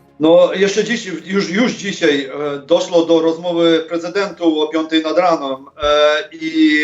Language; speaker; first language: Polish; non-native, fluent; Ukrainian